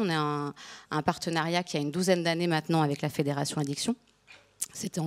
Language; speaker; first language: French; native; French